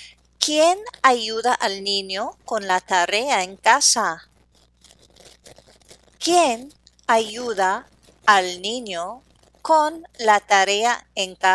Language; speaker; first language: Spanish; non-native, fluent; English